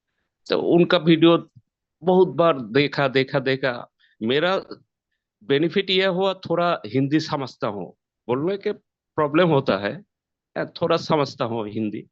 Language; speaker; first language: Hindi; non-native, learner; Bangla